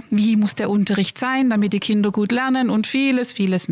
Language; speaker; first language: German; native; German